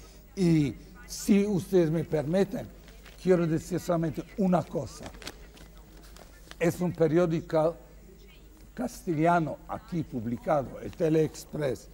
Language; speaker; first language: Spanish; non-native, fluent; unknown